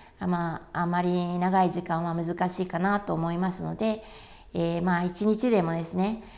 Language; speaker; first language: Japanese; native; Japanese